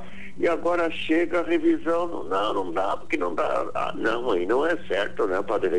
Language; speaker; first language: Portuguese; native; Portuguese